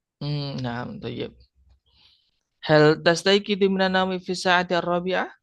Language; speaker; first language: Arabic; non-native, learner; Indonesian